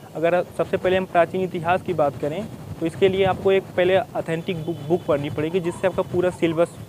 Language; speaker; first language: Hindi; native; Hindi